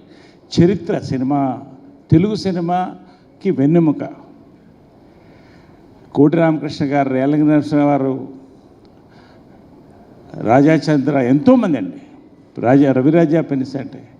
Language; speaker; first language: Telugu; native; Telugu